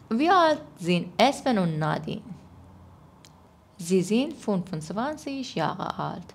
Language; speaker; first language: German; non-native, fluent; Persian